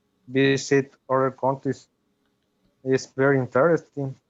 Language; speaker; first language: English; non-native, learner; Spanish